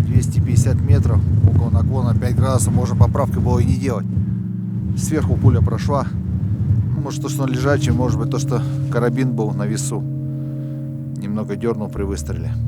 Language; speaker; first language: Russian; native; Russian